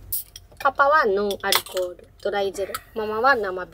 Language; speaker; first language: Japanese; native; Japanese